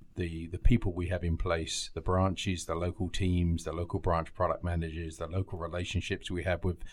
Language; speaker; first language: English; native; English